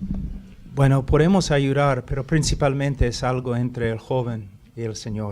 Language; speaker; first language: Spanish; non-native, fluent; English